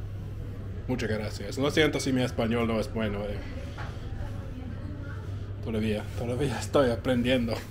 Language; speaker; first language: Spanish; non-native, learner; English